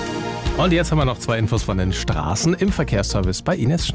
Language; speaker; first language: German; native; German